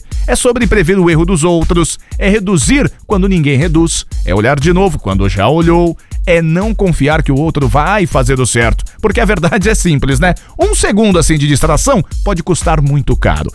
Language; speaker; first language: Portuguese; native; Portuguese